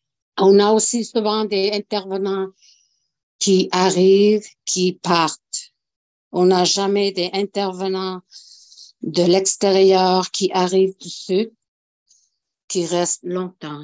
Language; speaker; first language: French; non-native, local second language; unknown